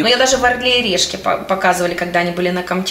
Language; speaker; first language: Russian; native; Russian